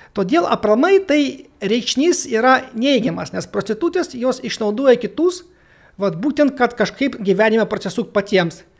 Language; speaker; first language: Lithuanian; non-native, local second language; Russian